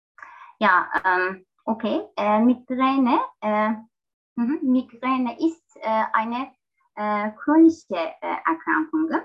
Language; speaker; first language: German; non-native, learner; Turkish